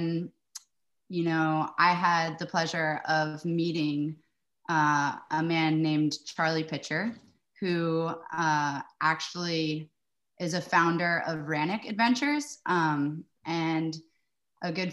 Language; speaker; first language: English; native; English